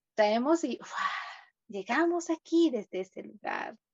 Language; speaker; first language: Spanish; native; Spanish